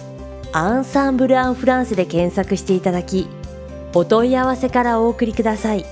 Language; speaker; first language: Japanese; native; Japanese